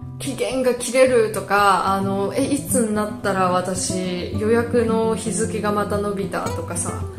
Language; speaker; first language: Japanese; native; Japanese